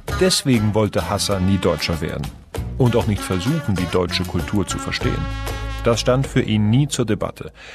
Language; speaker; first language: German; non-native, fluent; Persian